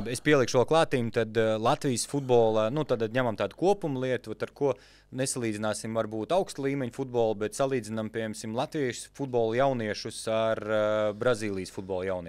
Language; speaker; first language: Latvian; native; Latvian